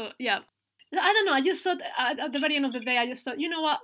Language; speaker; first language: English; non-native, fluent; Spanish